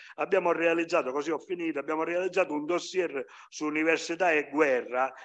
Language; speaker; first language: Italian; native; Italian